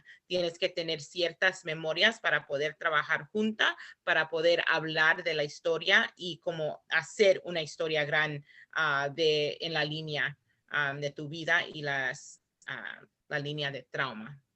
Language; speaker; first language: Spanish; early bilingual, heritage; Spanish